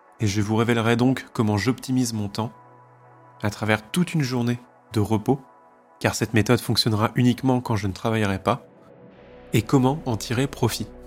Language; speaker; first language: French; native; French